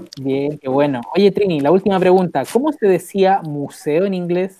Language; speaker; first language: Spanish; native; Spanish